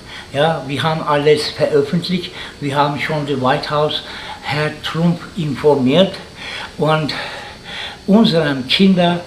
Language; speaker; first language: German; non-native, learner; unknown